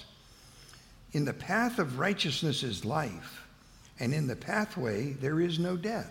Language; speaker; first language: English; native; English